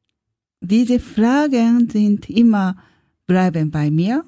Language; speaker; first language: German; non-native, learner; Japanese